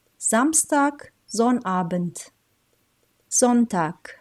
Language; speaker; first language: German; non-native, fluent; Turkish